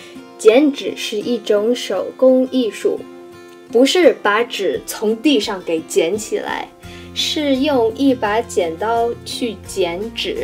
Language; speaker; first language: Chinese; non-native, learner; English